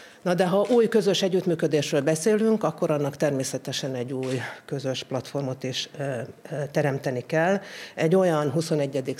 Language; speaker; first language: Hungarian; native; Hungarian